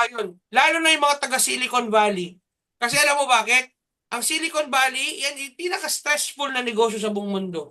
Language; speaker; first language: Filipino; native; Filipino